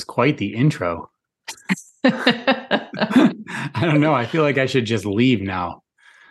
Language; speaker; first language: English; native; English